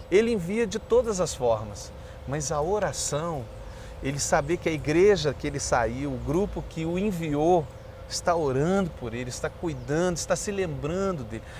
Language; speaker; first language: Portuguese; native; Portuguese